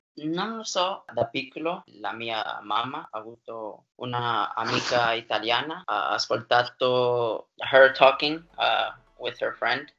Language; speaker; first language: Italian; non-native, learner; English